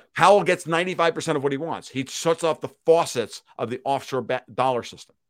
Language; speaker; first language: English; native; English